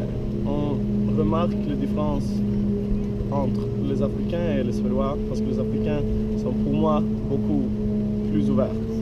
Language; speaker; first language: French; non-native, learner; Swedish